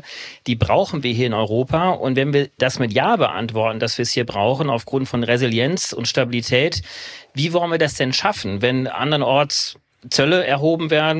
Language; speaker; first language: German; native; German